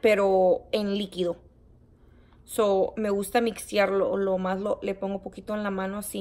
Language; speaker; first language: Spanish; early bilingual, heritage; Spanish